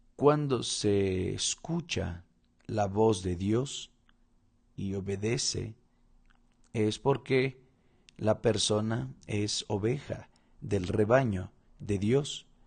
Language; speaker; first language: Spanish; non-native, fluent; Portuguese